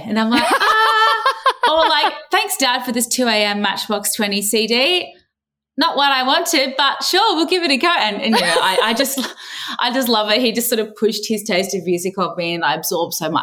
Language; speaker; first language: English; native; English